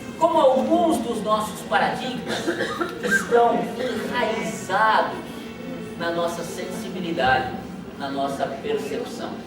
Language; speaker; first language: Portuguese; native; Portuguese